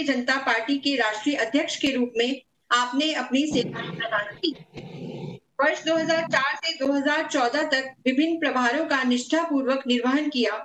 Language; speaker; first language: Hindi; native; Hindi